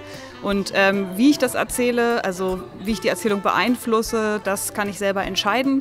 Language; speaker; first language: German; native; German